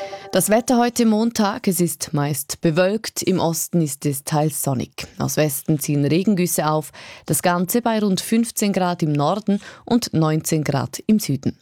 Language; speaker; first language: German; native; German